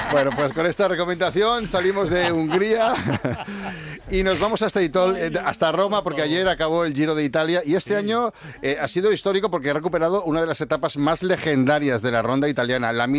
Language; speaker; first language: Spanish; native; Spanish